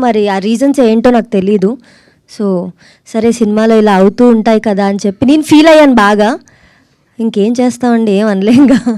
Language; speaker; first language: Telugu; native; Telugu